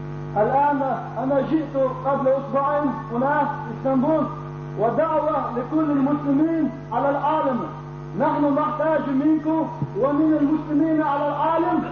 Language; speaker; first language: Arabic; non-native, learner; Chechen